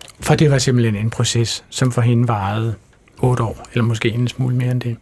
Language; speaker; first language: Danish; native; Danish